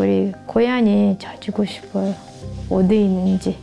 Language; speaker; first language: Korean; early bilingual, heritage; Korean